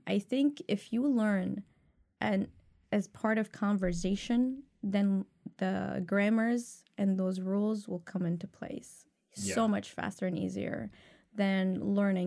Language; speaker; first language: English; non-native, fluent; Arabic